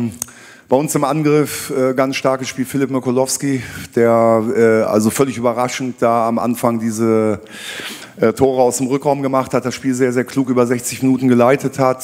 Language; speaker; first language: German; native; German